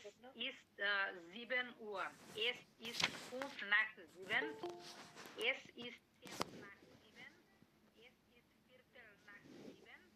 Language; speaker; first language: German; non-native, learner; Macedonian